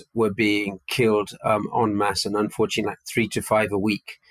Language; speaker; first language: English; native; English